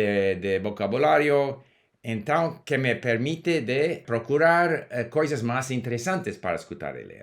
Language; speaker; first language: Portuguese; non-native, learner; English